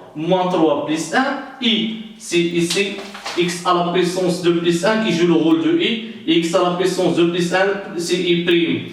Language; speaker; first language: French; non-native, local second language; Arabic